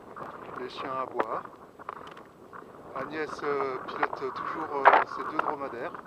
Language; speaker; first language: French; native; French